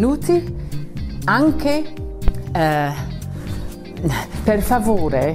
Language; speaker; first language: Italian; non-native, learner; English